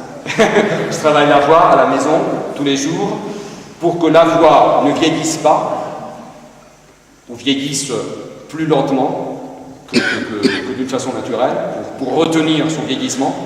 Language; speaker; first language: French; non-native, fluent; Spanish